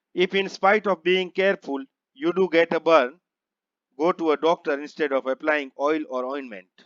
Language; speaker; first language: English; non-native, local second language; Gujarati